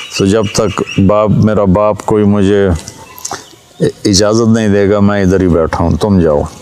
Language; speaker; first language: Urdu; non-native, local second language; Punjabi